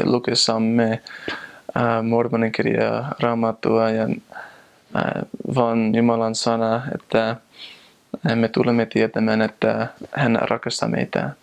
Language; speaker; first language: Finnish; non-native, fluent; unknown